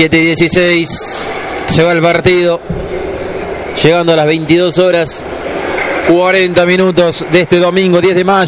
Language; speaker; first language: Spanish; native; Spanish